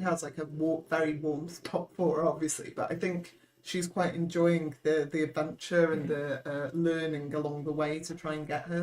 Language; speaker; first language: English; native; English